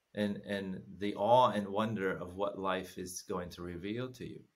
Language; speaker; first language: English; native; English